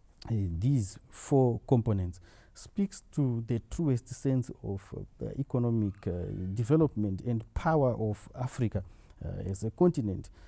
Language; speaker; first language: English; non-native, local second language; Shona